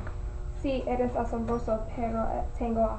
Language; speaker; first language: Spanish; non-native, learner; English